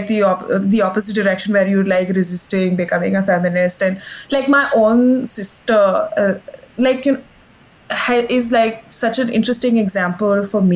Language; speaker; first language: English; non-native, local second language; Hindi